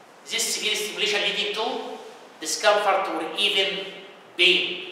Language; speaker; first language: English; non-native, fluent; Arabic